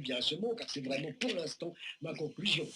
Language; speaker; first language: French; native; French